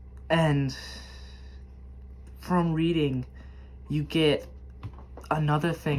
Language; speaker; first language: English; native; English